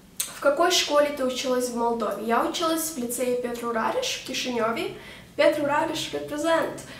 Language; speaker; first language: Russian; native; Russian